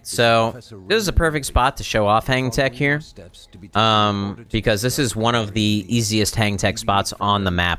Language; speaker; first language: English; native; English